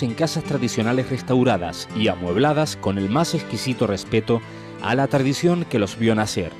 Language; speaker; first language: Spanish; native; Spanish